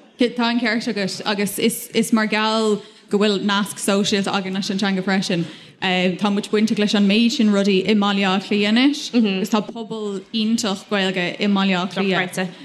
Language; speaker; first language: Irish; non-native, local second language; English